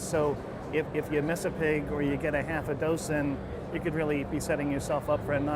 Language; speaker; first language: English; native; English